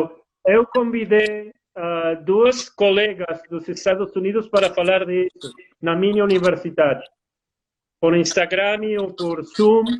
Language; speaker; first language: Portuguese; non-native, fluent; Spanish